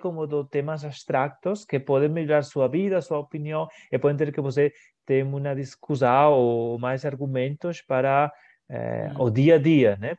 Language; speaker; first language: Portuguese; non-native, fluent; Spanish